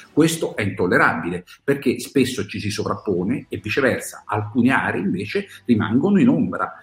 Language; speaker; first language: Italian; native; Italian